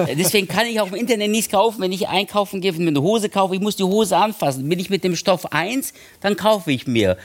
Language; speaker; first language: German; early bilingual, other home language; Turkish